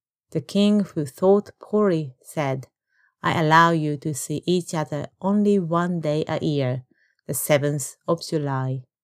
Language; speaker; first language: English; non-native, fluent; Japanese